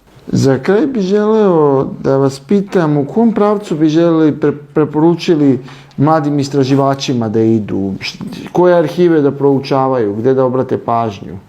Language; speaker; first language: Serbian; native; Serbian